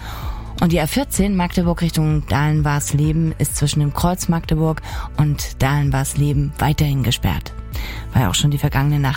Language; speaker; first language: German; native; German